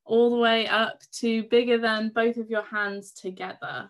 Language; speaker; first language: English; native; English